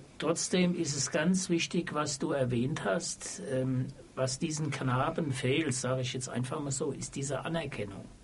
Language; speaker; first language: German; native; German